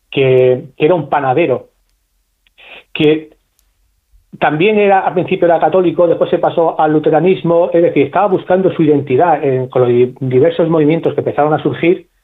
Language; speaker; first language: Spanish; native; Spanish